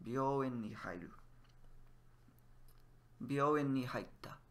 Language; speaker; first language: Japanese; non-native, learner; English